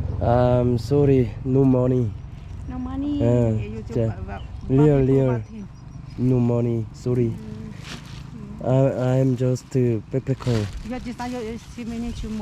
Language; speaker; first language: English; non-native, learner; Korean